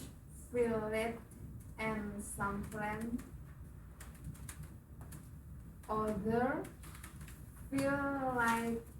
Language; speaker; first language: English; non-native, learner; Indonesian